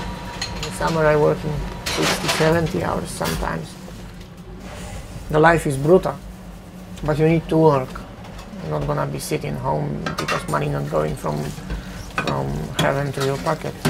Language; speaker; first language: English; non-native, learner; Polish